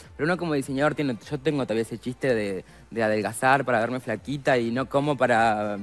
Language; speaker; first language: Spanish; native; Spanish